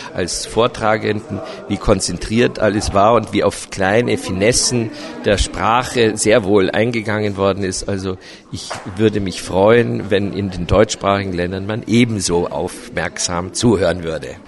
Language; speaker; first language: German; native; German